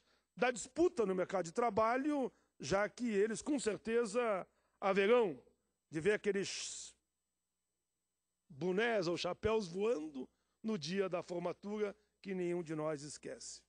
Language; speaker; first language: Portuguese; native; Portuguese